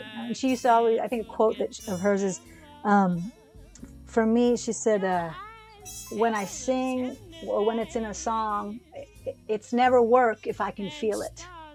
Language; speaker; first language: English; early bilingual, other home language; Spanish